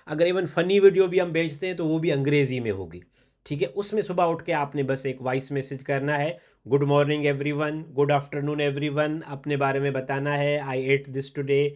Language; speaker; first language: Urdu; non-native, local second language; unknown